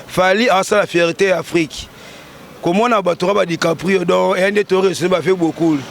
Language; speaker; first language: Lingala; native; Lingala